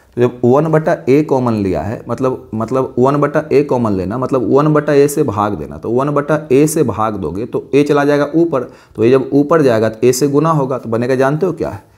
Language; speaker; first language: Hindi; native; Hindi